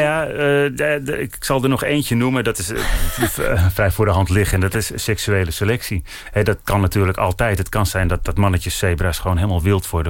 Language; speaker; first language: Dutch; native; Dutch